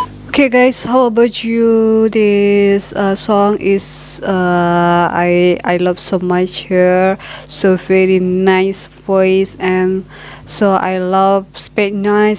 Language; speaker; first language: English; non-native, learner; Indonesian